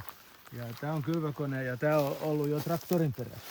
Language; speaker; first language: Finnish; native; Finnish